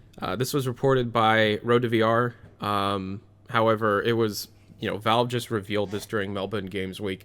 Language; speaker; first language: English; native; English